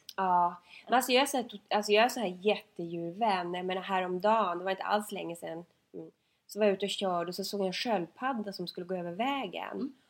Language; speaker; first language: Swedish; native; Swedish